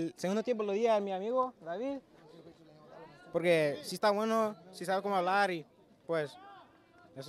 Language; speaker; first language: Spanish; early bilingual, heritage; Spanish